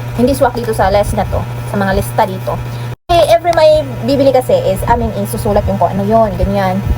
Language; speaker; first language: Filipino; non-native, local second language; Cebuano